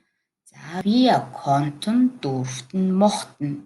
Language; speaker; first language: German; non-native, learner; Mongolian